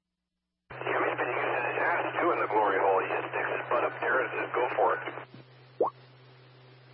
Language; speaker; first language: English; native; English